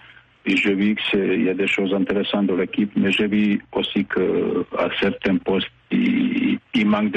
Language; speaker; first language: French; non-native, fluent; Bosnian